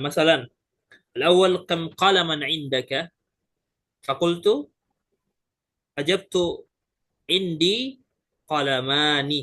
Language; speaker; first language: Arabic; non-native, fluent; Indonesian